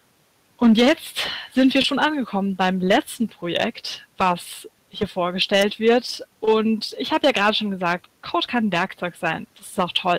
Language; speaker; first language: German; native; German